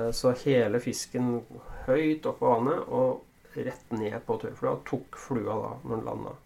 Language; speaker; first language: Norwegian; native; Norwegian